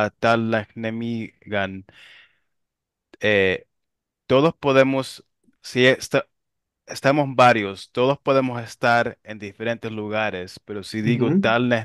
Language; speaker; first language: Spanish; non-native, local second language; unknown